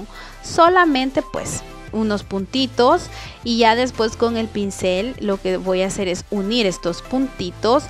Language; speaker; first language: Spanish; native; Spanish